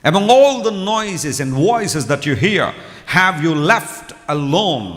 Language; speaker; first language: English; non-native, local second language; Telugu